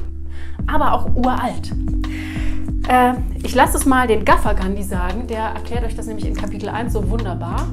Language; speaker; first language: German; native; German